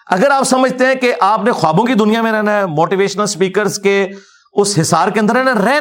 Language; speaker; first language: Urdu; non-native, local second language; Punjabi